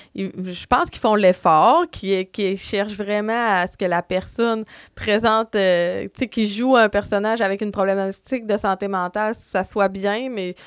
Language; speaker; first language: French; native; French